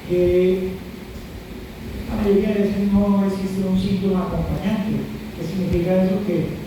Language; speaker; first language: Spanish; native; Spanish